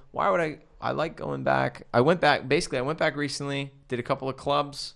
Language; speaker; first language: English; native; English